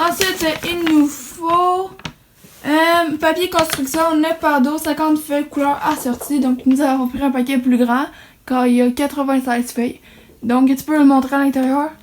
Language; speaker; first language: French; native; French